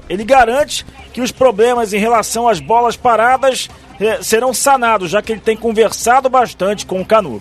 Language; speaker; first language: Portuguese; native; Portuguese